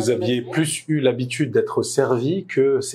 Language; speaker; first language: French; native; French